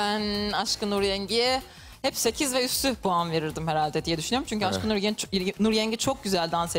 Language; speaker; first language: Turkish; native; Turkish